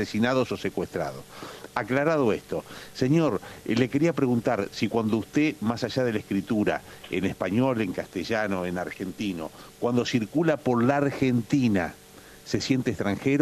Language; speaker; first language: Spanish; native; Spanish